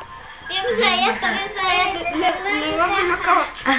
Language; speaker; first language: Hebrew; early bilingual, other home language; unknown